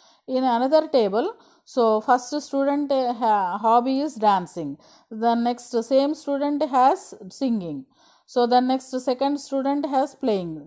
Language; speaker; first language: English; non-native, local second language; Telugu